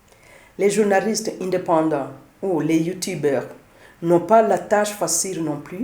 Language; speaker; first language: French; non-native, local second language; Kinyarwanda